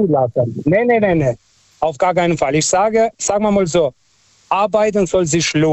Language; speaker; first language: German; non-native, fluent; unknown